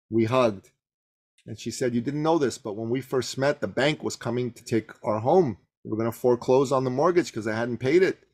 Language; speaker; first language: English; early bilingual, other home language; Persian